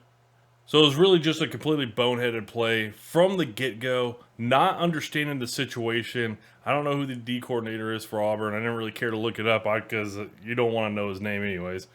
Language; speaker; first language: English; native; English